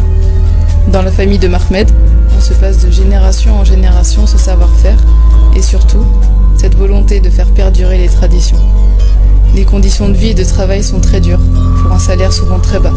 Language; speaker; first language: French; native; French